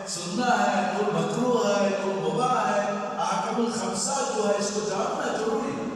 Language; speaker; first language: Urdu; non-native, local second language; Bangla